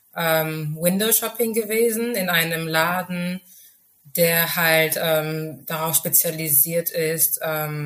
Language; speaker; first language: German; early bilingual, other home language; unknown